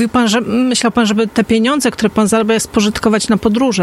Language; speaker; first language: Polish; native; Polish